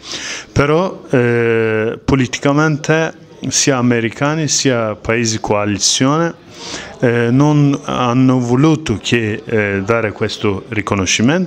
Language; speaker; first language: Italian; non-native, learner; Kurdish